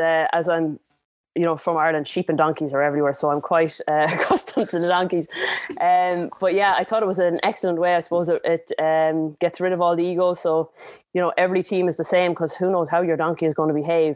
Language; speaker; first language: English; native; English